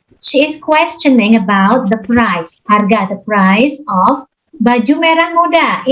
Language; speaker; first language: English; non-native, fluent; Indonesian